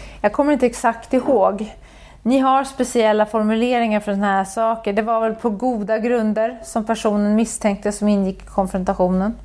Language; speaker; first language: Swedish; native; Swedish